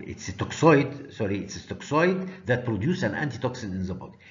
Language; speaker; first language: English; non-native, fluent; Arabic